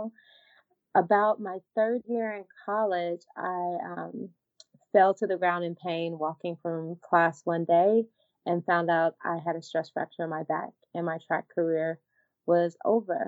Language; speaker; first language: English; native; English